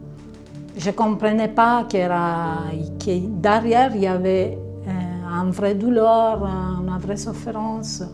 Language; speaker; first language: French; non-native, fluent; Italian